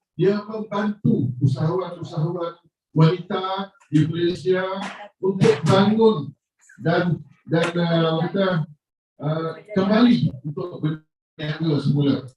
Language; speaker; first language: Malay; native; Malay